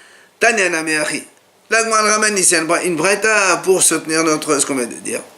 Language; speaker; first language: French; native; French